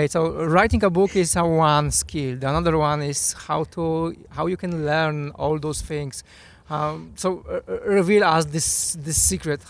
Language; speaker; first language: English; non-native, fluent; Polish